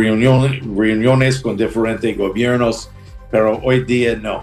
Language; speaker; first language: Spanish; non-native, learner; English